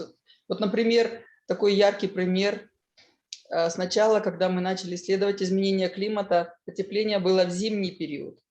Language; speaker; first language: Russian; native; Russian